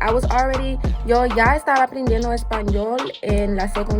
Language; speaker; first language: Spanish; non-native, fluent; English